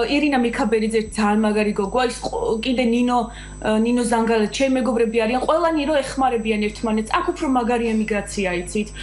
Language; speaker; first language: Georgian; native; Georgian